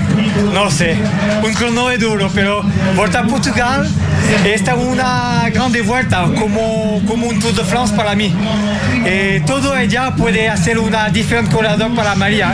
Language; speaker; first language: Portuguese; non-native, learner; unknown